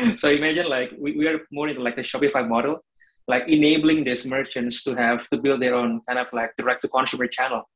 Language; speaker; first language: English; non-native, fluent; Indonesian